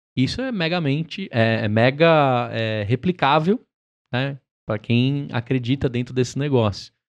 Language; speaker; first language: Portuguese; native; Portuguese